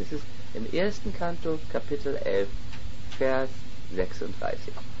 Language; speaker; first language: German; native; German